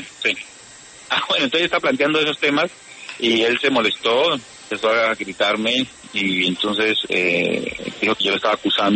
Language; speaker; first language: Spanish; native; Spanish